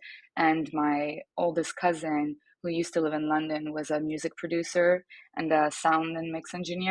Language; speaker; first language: English; non-native, fluent; French